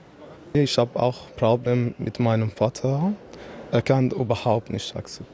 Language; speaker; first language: German; non-native, learner; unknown